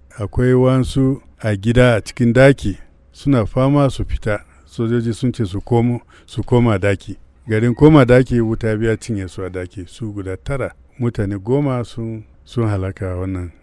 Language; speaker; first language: Hausa; non-native, local second language; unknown